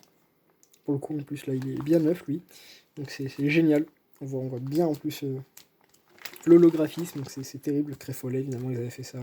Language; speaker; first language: French; native; French